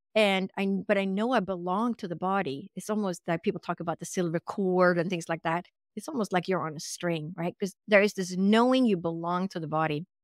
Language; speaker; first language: English; non-native, fluent; Swedish